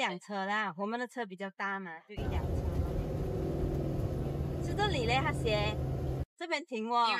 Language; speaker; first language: Chinese; native; Chinese